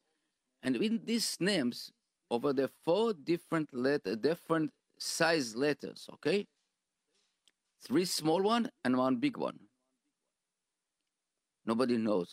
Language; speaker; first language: English; non-native, fluent; Hebrew